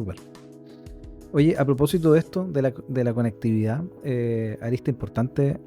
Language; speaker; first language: Spanish; native; Spanish